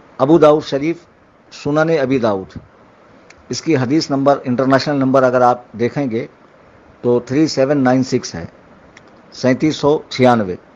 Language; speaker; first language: Urdu; native; Urdu